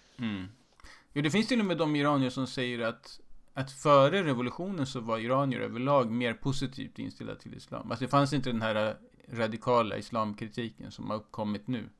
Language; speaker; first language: Swedish; native; Swedish